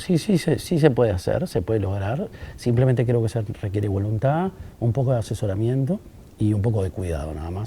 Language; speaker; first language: Spanish; native; Spanish